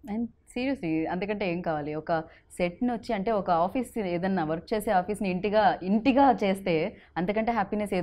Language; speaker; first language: Telugu; native; Telugu